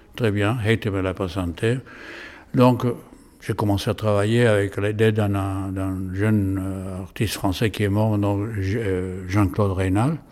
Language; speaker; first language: French; non-native, fluent; Spanish